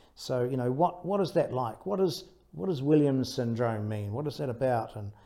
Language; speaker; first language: English; native; English